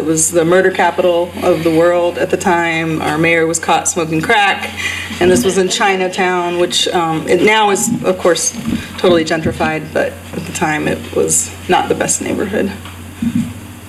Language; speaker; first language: English; native; English